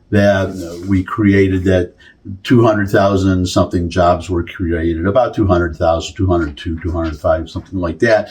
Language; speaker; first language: English; native; English